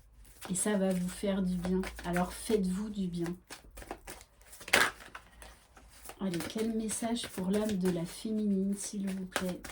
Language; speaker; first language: French; native; French